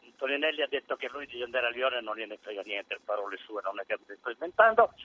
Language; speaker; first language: Italian; native; Italian